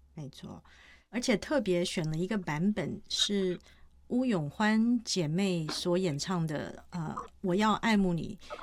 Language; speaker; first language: Chinese; native; Chinese